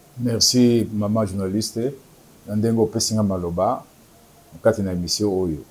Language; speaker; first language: Lingala; non-native, local second language; Kongo